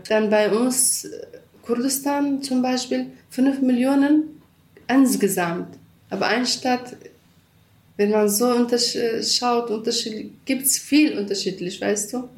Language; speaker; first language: German; non-native, learner; Kurdish